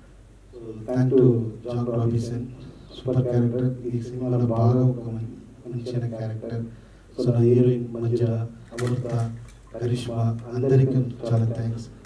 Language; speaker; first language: Telugu; non-native, learner; Tamil